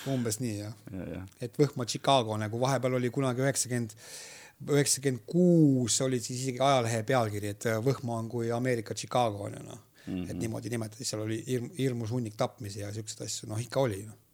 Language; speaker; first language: Estonian; native; Estonian